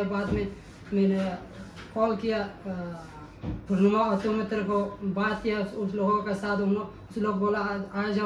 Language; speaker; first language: Hindi; non-native, learner; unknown